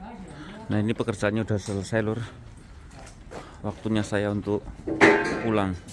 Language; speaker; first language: Indonesian; non-native, local second language; Javanese